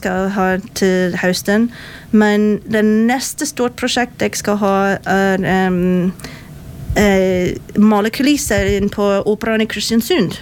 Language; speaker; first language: Norwegian; non-native, fluent; English